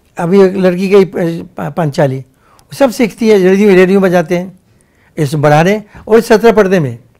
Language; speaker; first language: Hindi; non-native, local second language; Bangla